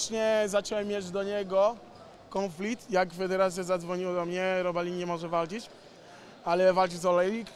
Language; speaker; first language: Polish; non-native, learner; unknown